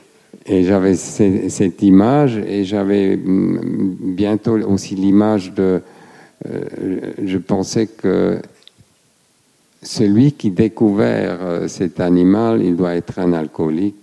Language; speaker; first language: French; non-native, fluent; German